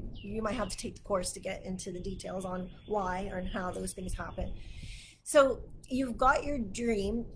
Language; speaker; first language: English; native; English